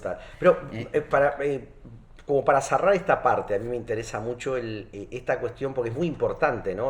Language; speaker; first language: Spanish; native; Spanish